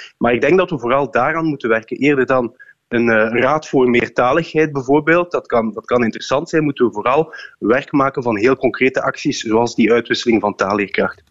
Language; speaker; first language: Dutch; native; Dutch